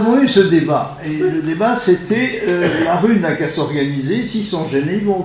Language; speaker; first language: French; native; French